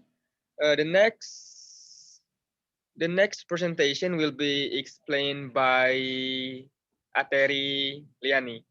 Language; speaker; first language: English; non-native, learner; Indonesian